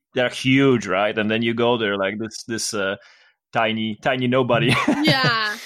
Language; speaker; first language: English; non-native, fluent; Polish